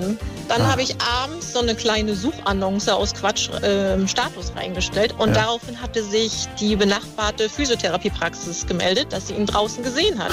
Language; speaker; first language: German; native; German